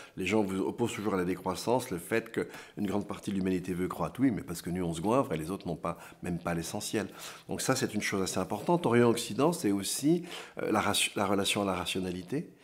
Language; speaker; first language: French; native; French